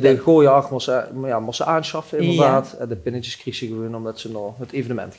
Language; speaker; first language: Dutch; native; Dutch